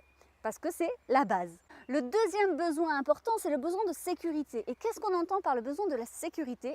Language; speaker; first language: French; native; French